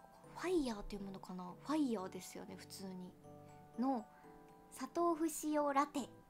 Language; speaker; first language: Japanese; native; Japanese